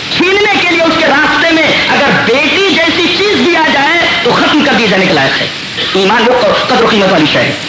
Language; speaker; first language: Urdu; native; Urdu